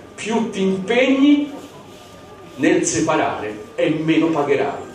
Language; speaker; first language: Italian; native; Italian